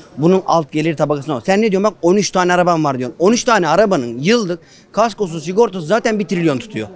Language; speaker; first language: Turkish; native; Turkish